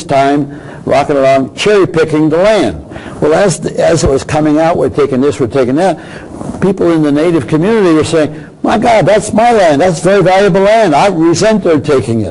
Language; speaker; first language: English; native; English